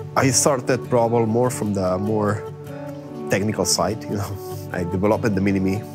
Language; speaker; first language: English; non-native, fluent; Portuguese